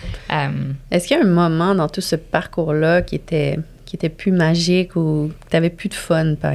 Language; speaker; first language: French; native; French